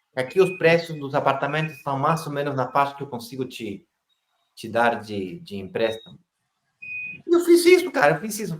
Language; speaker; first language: Portuguese; non-native, fluent; Spanish